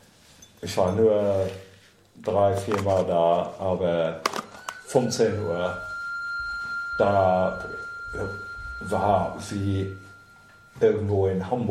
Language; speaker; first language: German; non-native, fluent; English